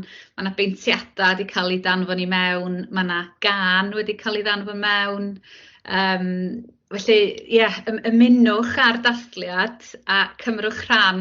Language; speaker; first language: Welsh; native; Welsh